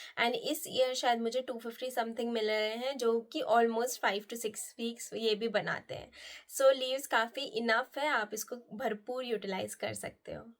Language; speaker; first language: Hindi; non-native, local second language; Nepali